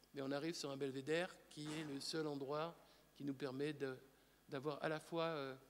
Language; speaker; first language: French; native; French